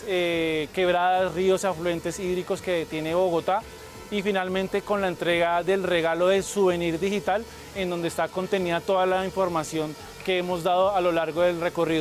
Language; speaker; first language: Spanish; native; Spanish